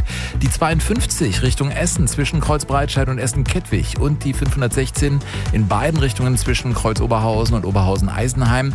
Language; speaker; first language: German; native; German